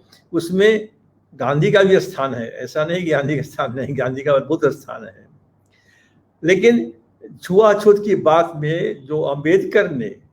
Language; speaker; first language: Hindi; native; Hindi